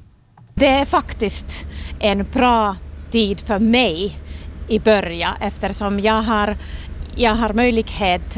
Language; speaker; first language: Swedish; non-native, local second language; Finnish